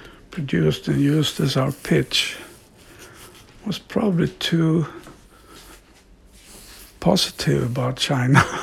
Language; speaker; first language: English; non-native, fluent; Swedish